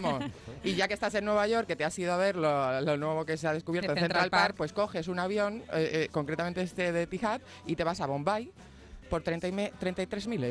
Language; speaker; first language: Spanish; native; Spanish